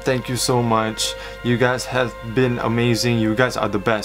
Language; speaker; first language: English; non-native, local second language; Malay